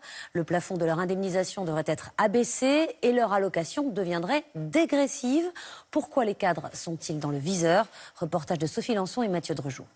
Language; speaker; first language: French; native; French